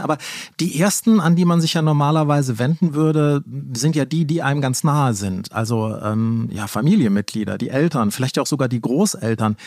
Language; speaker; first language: German; native; German